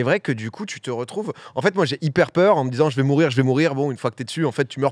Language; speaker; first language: French; native; French